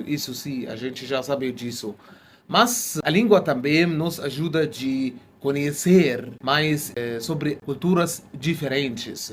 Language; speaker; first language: Portuguese; non-native, fluent; Arabic